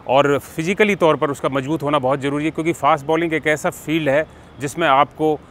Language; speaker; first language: Hindi; native; Hindi